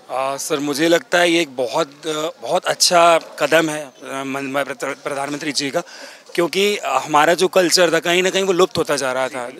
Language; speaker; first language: Hindi; native; Hindi